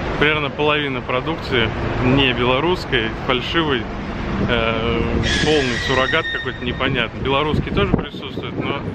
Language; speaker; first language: Russian; native; Russian